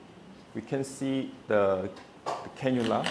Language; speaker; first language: English; non-native, fluent; Korean